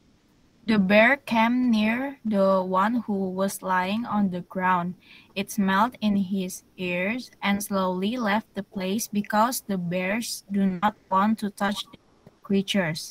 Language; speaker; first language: English; non-native, learner; Indonesian